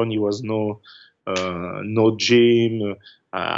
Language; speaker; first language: English; non-native, fluent; French